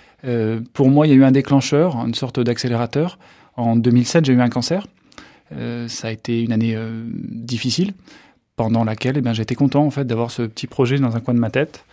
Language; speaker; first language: French; native; French